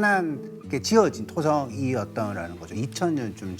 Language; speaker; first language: Korean; native; Korean